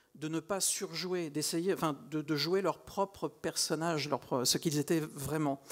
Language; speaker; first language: French; native; French